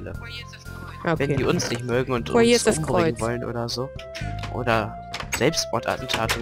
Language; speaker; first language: German; native; German